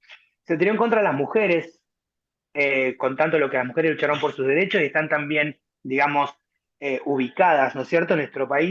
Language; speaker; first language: Spanish; native; Spanish